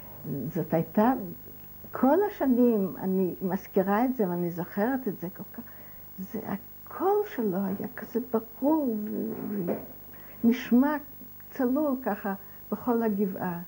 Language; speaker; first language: Hebrew; non-native, fluent; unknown